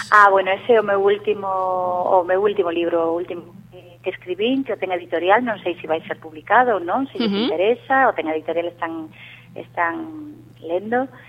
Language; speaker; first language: Galician; early bilingual, other home language; Spanish